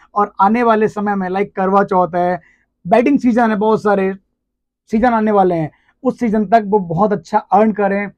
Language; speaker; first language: Hindi; native; Hindi